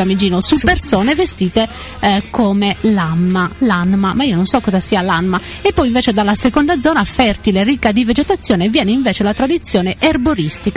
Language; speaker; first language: Italian; native; Italian